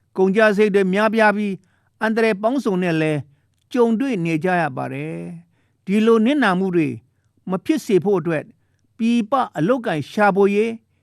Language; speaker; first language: Burmese; non-native, local second language; Shan